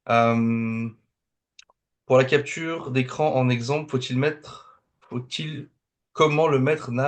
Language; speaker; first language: French; native; French